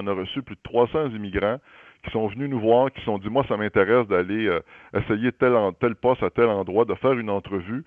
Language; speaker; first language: French; native; French